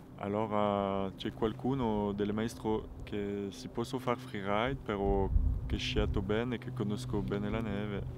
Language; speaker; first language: Italian; non-native, fluent; French